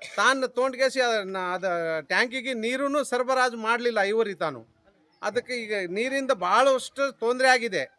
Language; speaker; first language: Kannada; non-native, local second language; Lambadi